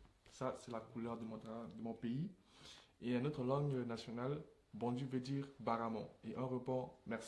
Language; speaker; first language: French; non-native, local second language; Sango